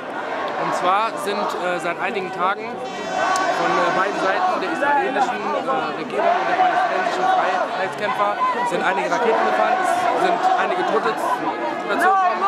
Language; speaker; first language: German; native; German